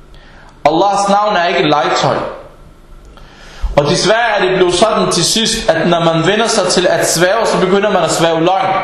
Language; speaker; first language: Danish; early bilingual, other home language; Arabic